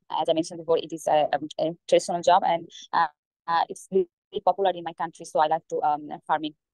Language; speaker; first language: English; non-native, local second language; Bangla